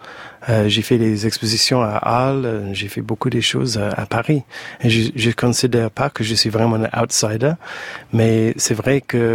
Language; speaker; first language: French; non-native, fluent; English